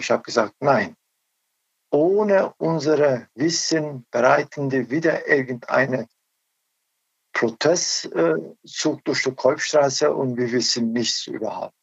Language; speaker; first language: German; non-native, learner; Turkish